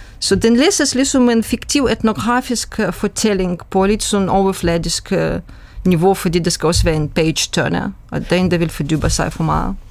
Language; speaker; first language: Danish; non-native, fluent; Russian